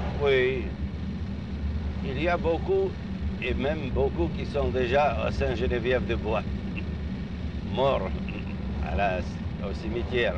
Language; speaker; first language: French; non-native, fluent; Russian